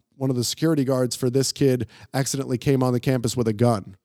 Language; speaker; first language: English; native; English